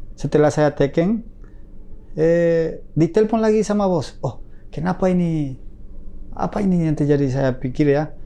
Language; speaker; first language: Indonesian; non-native, fluent; Spanish